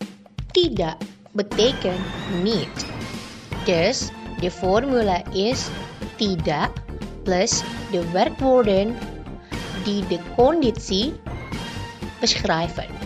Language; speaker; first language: Dutch; non-native, fluent; Indonesian